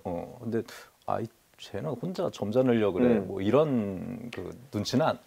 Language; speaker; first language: Korean; native; Korean